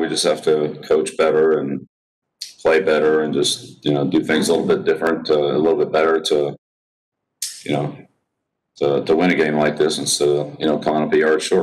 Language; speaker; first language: English; native; English